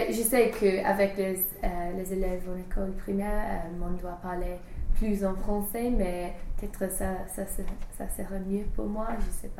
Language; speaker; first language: French; non-native, learner; English